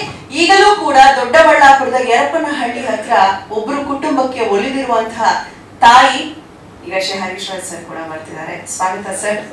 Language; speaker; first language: Kannada; native; Kannada